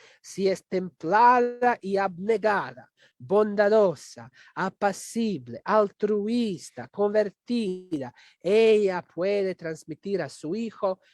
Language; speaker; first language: Spanish; non-native, fluent; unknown